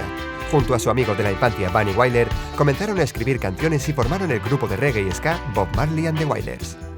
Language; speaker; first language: Spanish; native; Spanish